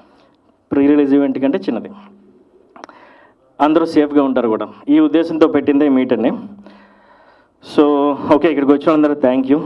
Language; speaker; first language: Telugu; native; Telugu